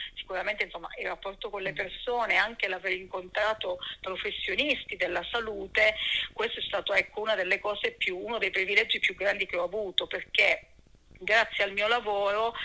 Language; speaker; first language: Italian; native; Italian